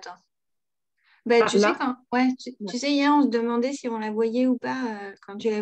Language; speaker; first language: French; native; French